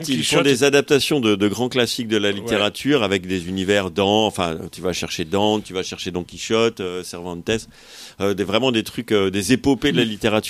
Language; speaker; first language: French; native; French